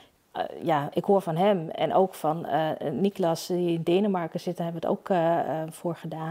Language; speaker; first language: Dutch; native; Dutch